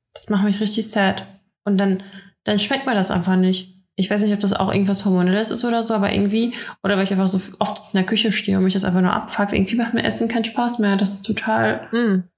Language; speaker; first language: German; early bilingual, other home language; Russian